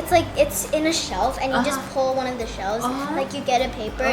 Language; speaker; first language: English; non-native, fluent; Japanese